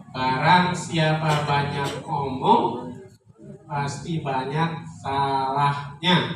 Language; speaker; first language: Indonesian; non-native, local second language; Sundanese